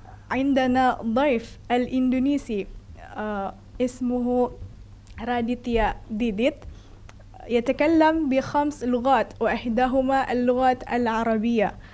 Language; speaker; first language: Arabic; non-native, fluent; Indonesian